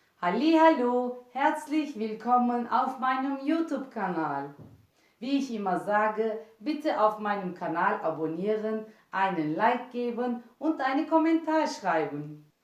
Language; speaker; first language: German; non-native, fluent; Turkish